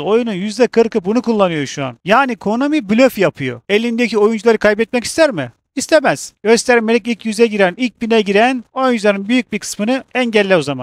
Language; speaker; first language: Turkish; native; Turkish